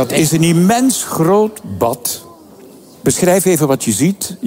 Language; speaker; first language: Dutch; native; Dutch